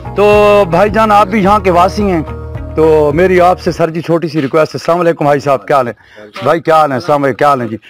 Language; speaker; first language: Urdu; non-native, local second language; Saraiki